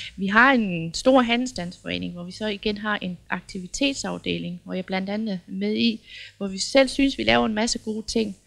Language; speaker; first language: Danish; native; Danish